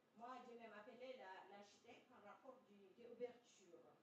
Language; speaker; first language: French; non-native, fluent; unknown